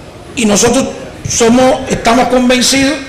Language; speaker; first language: Spanish; native; Spanish